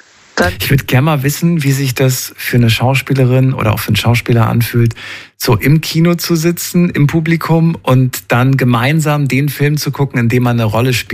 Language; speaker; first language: German; native; German